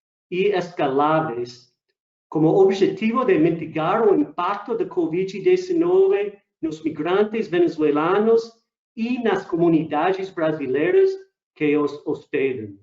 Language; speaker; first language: Portuguese; non-native, fluent; English